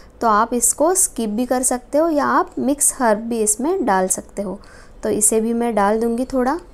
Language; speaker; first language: Hindi; non-native, local second language; Marathi